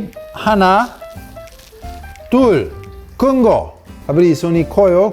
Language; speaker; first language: Korean; non-native, fluent; Italian